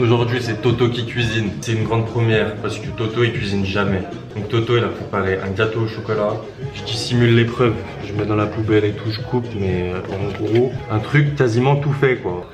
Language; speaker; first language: French; native; French